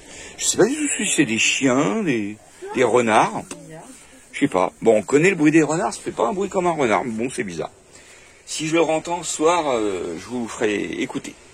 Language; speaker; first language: French; native; French